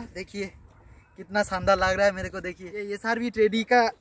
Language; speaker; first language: Hindi; non-native, local second language; Bangla